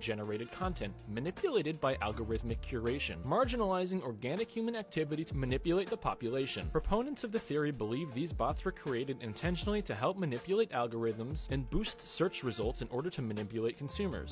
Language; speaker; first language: English; native; English